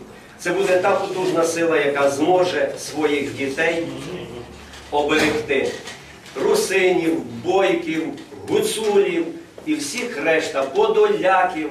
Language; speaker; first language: Ukrainian; native; Ukrainian